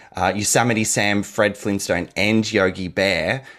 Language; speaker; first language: English; native; English